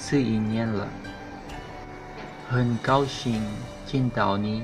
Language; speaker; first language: Chinese; non-native, fluent; Filipino